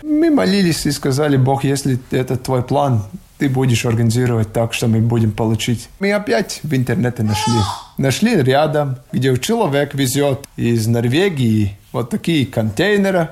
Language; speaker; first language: Russian; non-native, local second language; Latvian